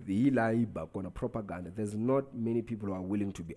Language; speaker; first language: English; non-native, local second language; Tsonga